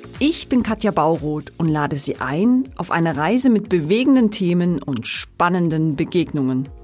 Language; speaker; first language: German; native; German